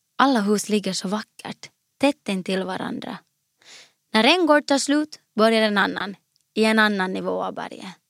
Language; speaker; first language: Swedish; native; Swedish